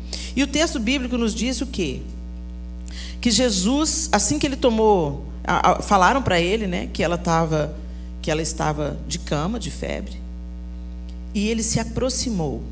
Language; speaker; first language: Portuguese; native; Portuguese